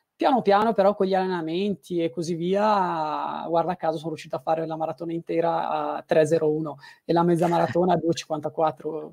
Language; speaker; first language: Italian; early bilingual, other home language; Tigrinya